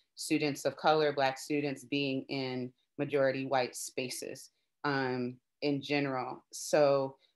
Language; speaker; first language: English; native; English